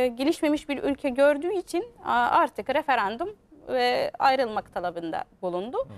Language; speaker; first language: Turkish; non-native, fluent; Arabic